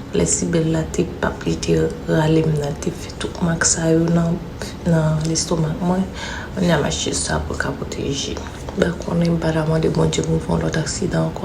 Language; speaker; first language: French; non-native, learner; Haitian Creole